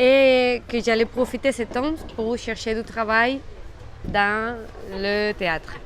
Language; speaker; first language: French; non-native, fluent; Spanish